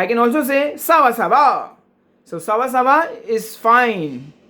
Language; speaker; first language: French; non-native, fluent; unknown